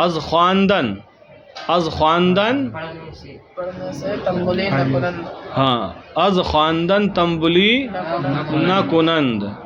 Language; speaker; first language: Persian; non-native, fluent; Urdu